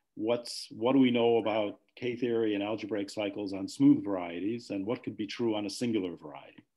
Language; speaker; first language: English; native; English